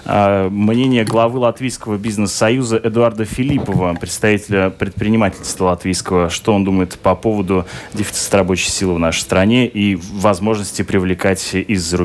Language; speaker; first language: Russian; native; Russian